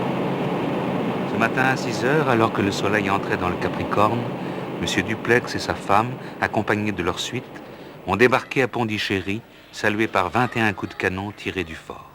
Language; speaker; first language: French; native; French